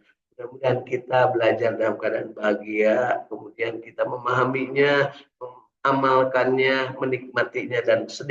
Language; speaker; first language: Indonesian; native; Indonesian